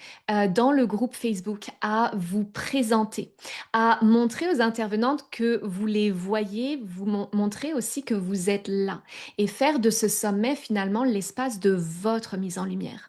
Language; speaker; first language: French; native; French